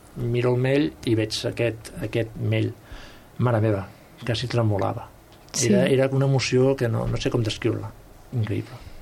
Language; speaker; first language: Catalan; native; Catalan